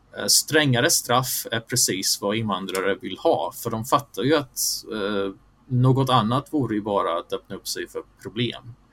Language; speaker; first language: Swedish; early bilingual, other home language; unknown